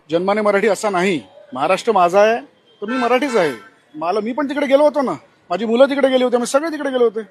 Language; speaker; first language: Marathi; non-native, local second language; Gujarati